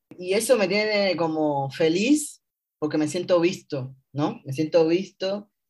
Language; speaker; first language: Spanish; native; Spanish